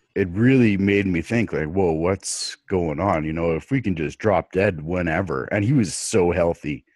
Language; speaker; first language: English; native; English